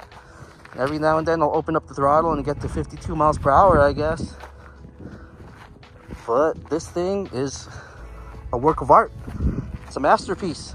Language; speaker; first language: English; native; English